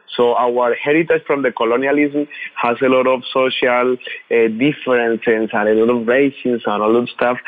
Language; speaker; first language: English; non-native, fluent; Spanish